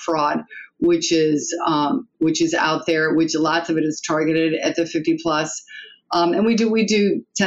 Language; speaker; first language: English; native; English